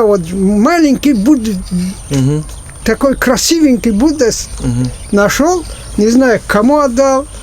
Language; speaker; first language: Russian; non-native, local second language; Tajik